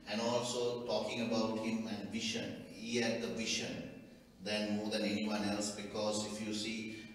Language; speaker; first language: English; non-native, local second language; Sinhala